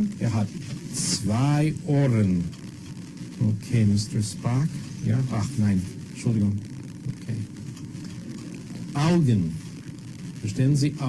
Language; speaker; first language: German; non-native, fluent; English